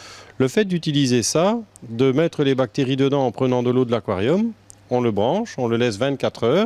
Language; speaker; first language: French; native; French